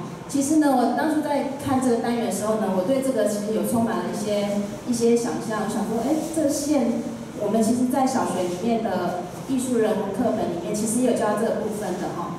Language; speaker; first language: Chinese; native; Chinese